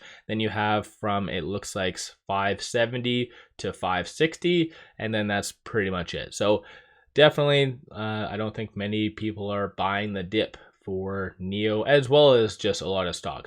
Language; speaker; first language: English; native; English